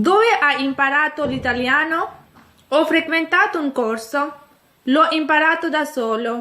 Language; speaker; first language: Italian; non-native, fluent; Urdu